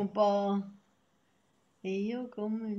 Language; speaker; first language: Italian; native; Italian